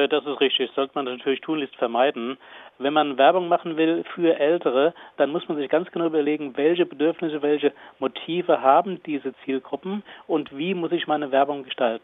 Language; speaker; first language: German; native; German